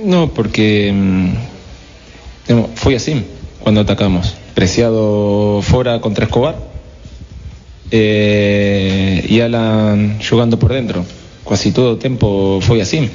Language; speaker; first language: Portuguese; non-native, fluent; Spanish